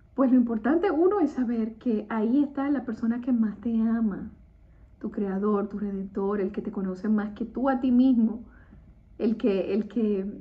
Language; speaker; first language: Spanish; native; Spanish